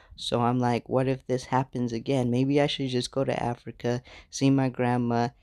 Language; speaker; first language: English; native; English